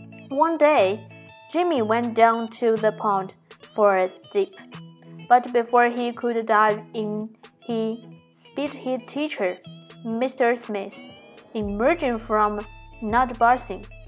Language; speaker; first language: English; non-native, fluent; Chinese